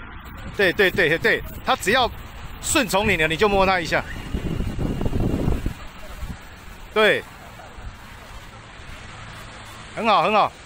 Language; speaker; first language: Chinese; native; Chinese